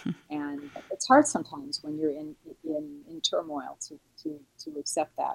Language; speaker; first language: English; native; English